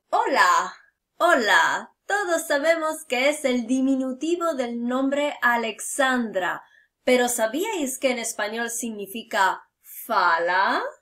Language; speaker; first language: Spanish; native; Spanish